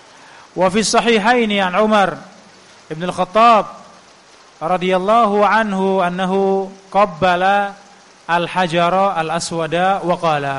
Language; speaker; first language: Arabic; non-native, fluent; Indonesian